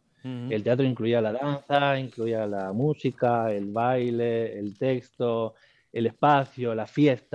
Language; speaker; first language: Spanish; native; Spanish